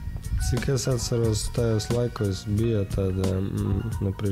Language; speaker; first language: Latvian; non-native, local second language; Russian